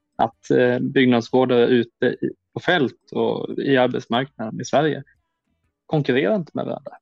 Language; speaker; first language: Swedish; native; Swedish